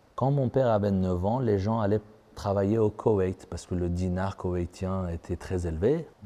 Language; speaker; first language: French; non-native, fluent; Persian